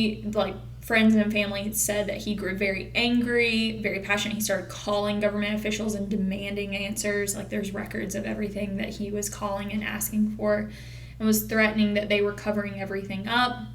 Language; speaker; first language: English; native; English